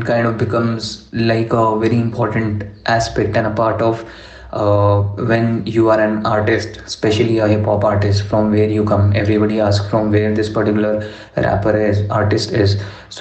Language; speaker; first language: English; non-native, local second language; Urdu